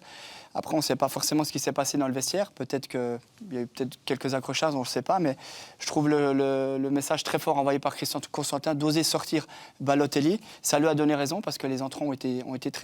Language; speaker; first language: French; native; French